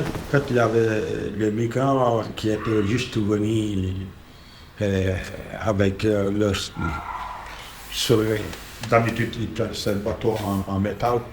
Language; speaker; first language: French; non-native, local second language; Arabic